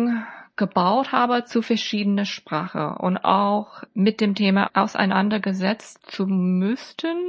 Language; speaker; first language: German; non-native, fluent; English